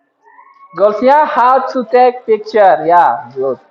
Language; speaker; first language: English; non-native, fluent; Indonesian